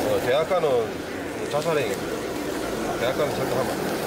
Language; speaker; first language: Korean; native; Korean